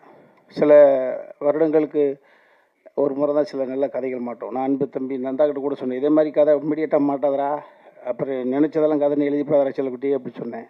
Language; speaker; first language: Tamil; native; Tamil